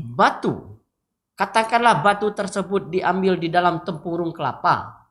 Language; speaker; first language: Indonesian; non-native, local second language; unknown